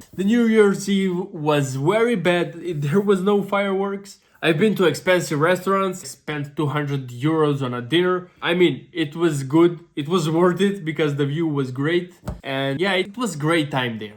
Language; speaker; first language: English; non-native, fluent; Serbian